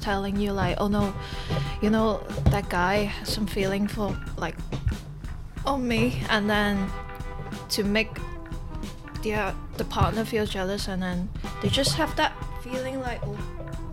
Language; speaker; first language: English; non-native, local second language; Cantonese